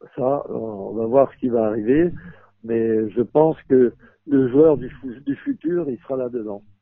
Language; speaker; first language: French; native; French